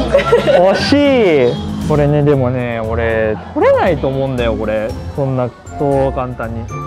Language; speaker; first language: Japanese; native; Japanese